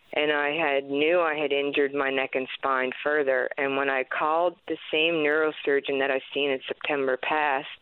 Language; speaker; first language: English; native; English